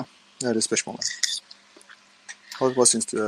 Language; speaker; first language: Norwegian; early bilingual, other home language; Urdu